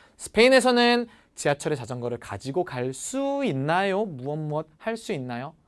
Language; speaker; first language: Korean; native; Korean